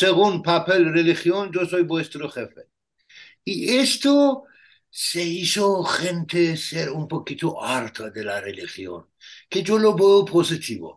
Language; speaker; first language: Spanish; non-native, learner; Persian